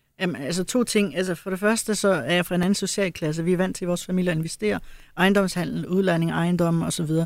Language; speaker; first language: Danish; early bilingual, other home language; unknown